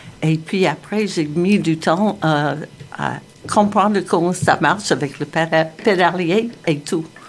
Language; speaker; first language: French; non-native, fluent; English